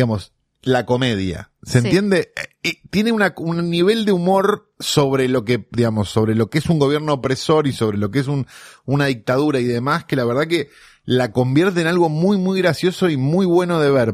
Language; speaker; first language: Spanish; native; Spanish